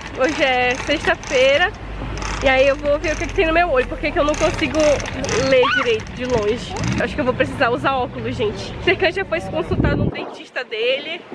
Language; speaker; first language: Portuguese; native; Portuguese